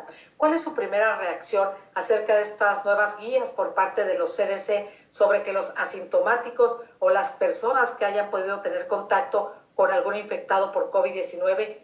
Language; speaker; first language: Spanish; native; Spanish